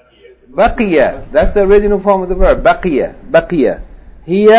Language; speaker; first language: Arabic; non-native, fluent; English